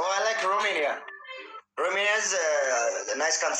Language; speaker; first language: English; non-native, learner; Amharic